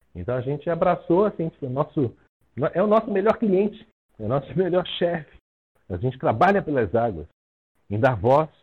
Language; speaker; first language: Portuguese; native; Portuguese